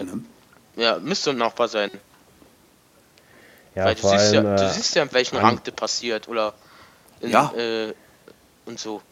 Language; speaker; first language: German; native; German